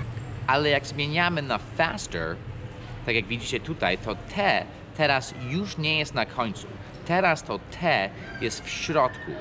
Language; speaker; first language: Polish; non-native, fluent; English